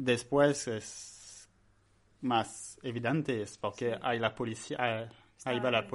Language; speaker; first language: Spanish; non-native, learner; French